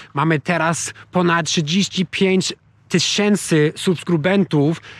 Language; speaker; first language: Polish; non-native, learner; English